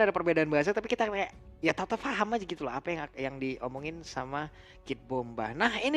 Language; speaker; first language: Indonesian; native; Indonesian